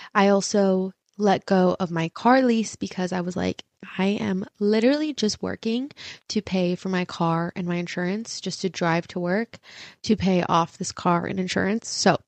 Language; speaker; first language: English; early bilingual, other home language; Spanish